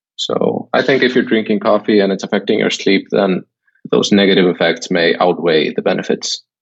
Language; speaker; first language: English; non-native, fluent; Icelandic